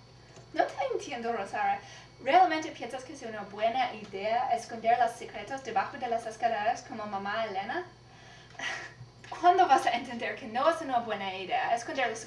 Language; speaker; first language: Spanish; non-native, learner; English